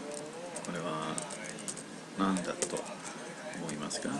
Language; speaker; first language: Japanese; non-native, learner; English